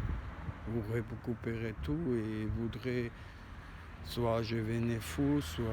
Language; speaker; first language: French; non-native, learner; Armenian